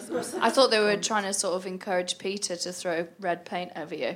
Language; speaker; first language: English; native; English